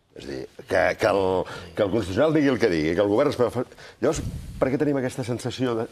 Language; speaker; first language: Catalan; native; Catalan